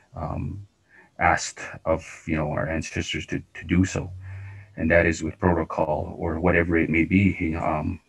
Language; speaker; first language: English; non-native, fluent; Cree